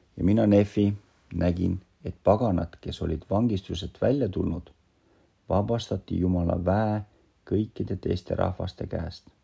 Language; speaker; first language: Estonian; non-native, local second language; Russian